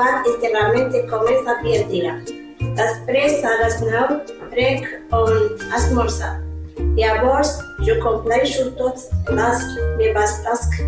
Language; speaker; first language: Catalan; non-native, learner; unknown